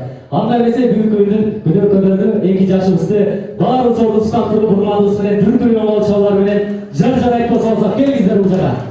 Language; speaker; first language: Kyrgyz; native; Kyrgyz